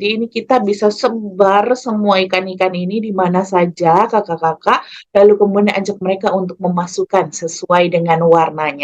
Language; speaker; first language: Indonesian; native; Indonesian